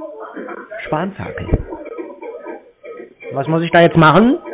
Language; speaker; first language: German; native; German